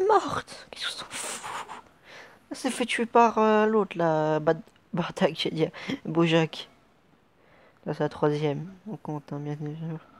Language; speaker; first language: French; native; French